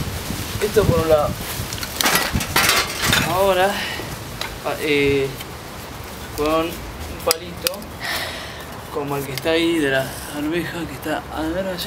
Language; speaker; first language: Spanish; native; Spanish